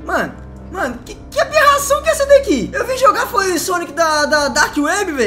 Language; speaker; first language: Portuguese; native; Portuguese